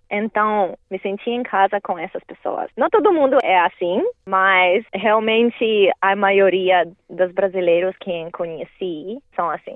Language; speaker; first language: Portuguese; non-native, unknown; Russian